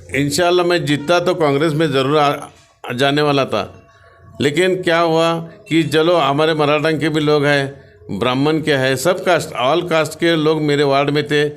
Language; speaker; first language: Hindi; non-native, local second language; Marathi